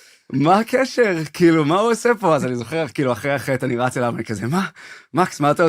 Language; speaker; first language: Hebrew; early bilingual, heritage; English